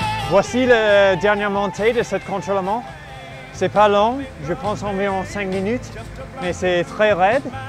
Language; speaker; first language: French; non-native, fluent; English